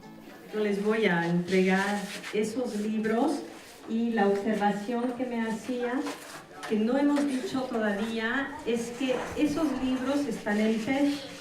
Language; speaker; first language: Spanish; non-native, fluent; French